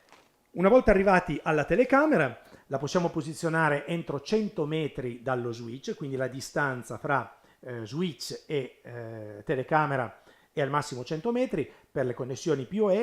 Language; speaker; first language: Italian; native; Italian